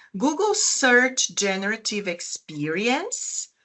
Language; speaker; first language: English; non-native, fluent; Portuguese